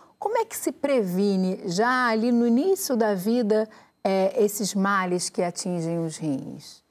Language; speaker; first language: Portuguese; native; Portuguese